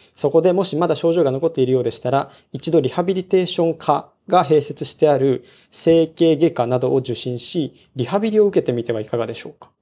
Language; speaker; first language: Japanese; native; Japanese